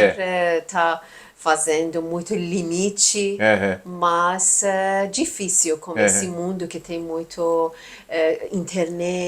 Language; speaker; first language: Portuguese; non-native, learner; Persian